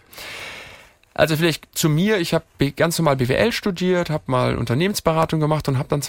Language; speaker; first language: German; native; German